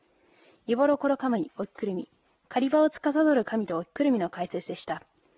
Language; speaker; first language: Japanese; native; Japanese